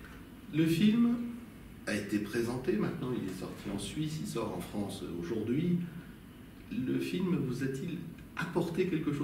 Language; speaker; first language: French; native; French